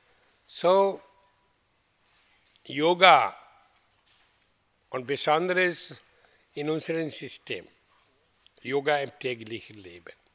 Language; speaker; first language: German; non-native, learner; Hindi